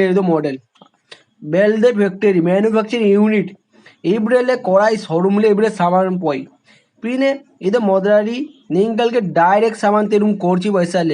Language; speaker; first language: Malayalam; non-native, learner; Hindi